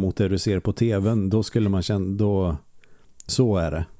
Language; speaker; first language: Swedish; native; Swedish